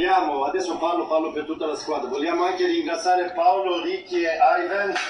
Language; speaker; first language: Italian; non-native, fluent; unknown